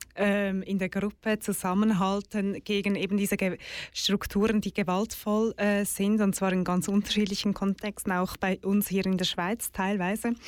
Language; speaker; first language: German; native; German